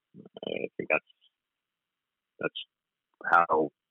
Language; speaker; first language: English; native; English